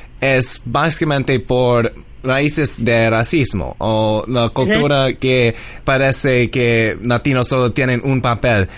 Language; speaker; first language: Spanish; early bilingual, heritage; English